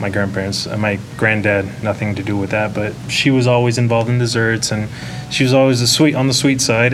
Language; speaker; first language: English; non-native, fluent; Spanish